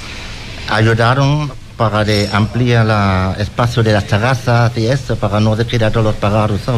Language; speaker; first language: Spanish; non-native, learner; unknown